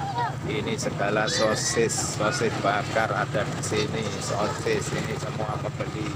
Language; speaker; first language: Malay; non-native, local second language; Javanese